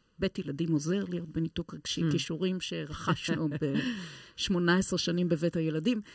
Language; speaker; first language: Hebrew; native; Hebrew